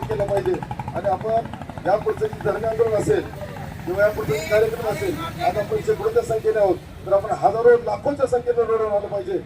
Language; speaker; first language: Marathi; non-native, local second language; Urdu